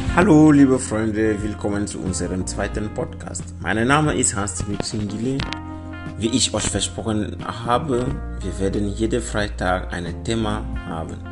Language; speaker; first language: German; non-native, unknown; French